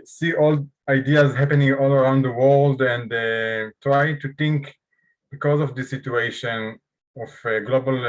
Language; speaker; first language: English; non-native, learner; Hebrew